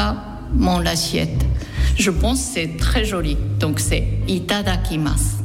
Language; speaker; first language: French; non-native, fluent; Japanese